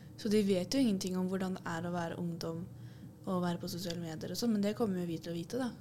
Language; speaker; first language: Norwegian; native; Norwegian